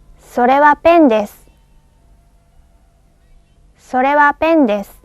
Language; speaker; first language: Japanese; non-native, learner; Thai